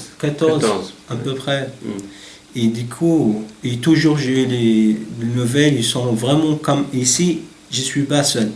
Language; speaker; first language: French; non-native, learner; Arabic